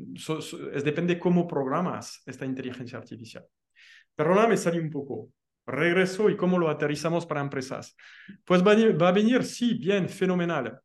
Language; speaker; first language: Spanish; non-native, fluent; French